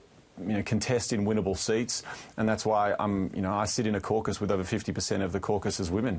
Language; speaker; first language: English; native; English